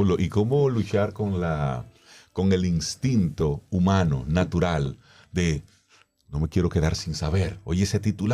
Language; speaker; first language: Spanish; native; Spanish